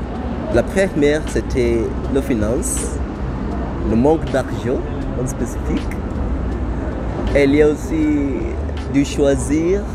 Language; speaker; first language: French; non-native, learner; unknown